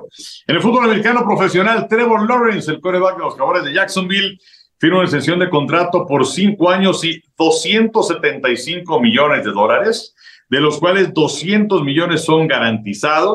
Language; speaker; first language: Spanish; native; Spanish